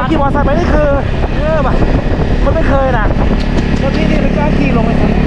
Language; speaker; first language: Thai; native; Thai